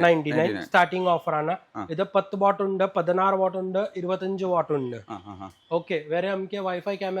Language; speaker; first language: Malayalam; non-native, fluent; Hindi